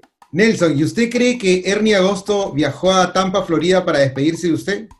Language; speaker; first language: Spanish; native; Spanish